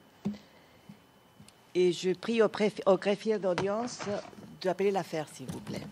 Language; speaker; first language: French; non-native, fluent; Spanish